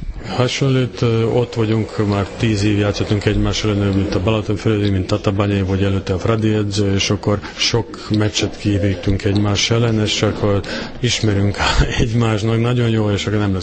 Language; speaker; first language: Hungarian; non-native, fluent; Serbian